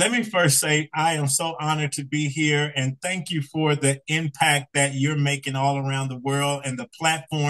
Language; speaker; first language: English; native; English